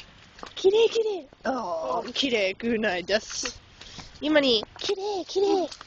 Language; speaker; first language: Japanese; non-native, learner; English